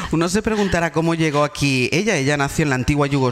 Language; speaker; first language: Spanish; native; Spanish